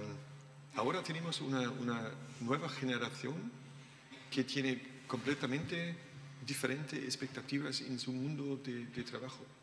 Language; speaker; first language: Spanish; non-native, learner; German